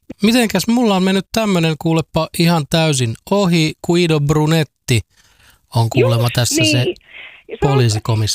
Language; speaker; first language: Finnish; native; Finnish